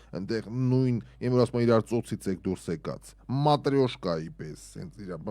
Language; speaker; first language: Armenian; native; Armenian